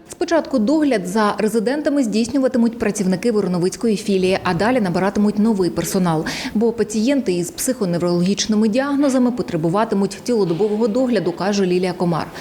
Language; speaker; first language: Ukrainian; native; Ukrainian